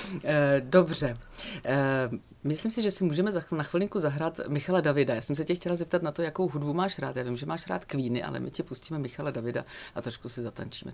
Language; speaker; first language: Czech; native; Czech